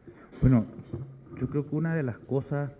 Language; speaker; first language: Spanish; native; Spanish